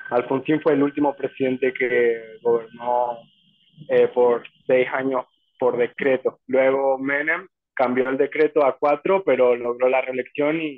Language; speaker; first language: Spanish; native; Spanish